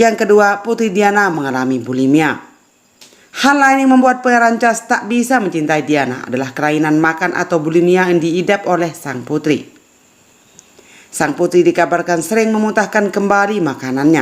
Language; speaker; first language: Indonesian; native; Indonesian